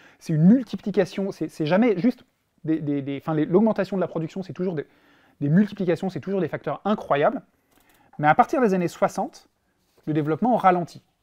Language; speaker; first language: French; native; French